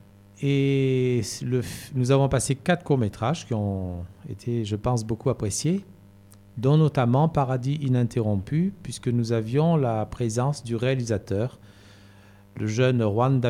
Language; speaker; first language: French; native; French